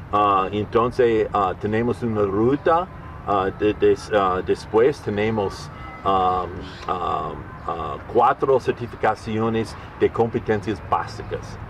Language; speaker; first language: Spanish; non-native, learner; English